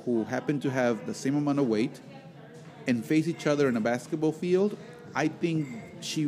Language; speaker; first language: English; non-native, fluent; Spanish